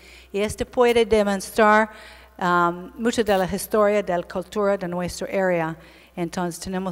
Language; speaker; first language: Spanish; non-native, learner; English